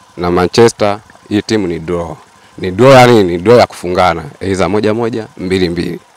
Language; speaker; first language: Swahili; native; Swahili